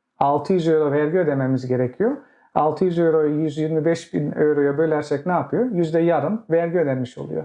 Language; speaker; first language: Turkish; early bilingual, heritage; Turkish